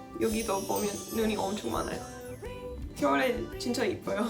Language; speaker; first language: Korean; non-native, learner; English